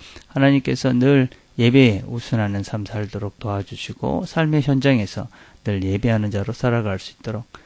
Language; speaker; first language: Korean; native; Korean